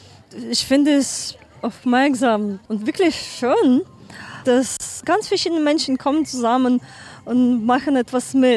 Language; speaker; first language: German; non-native, learner; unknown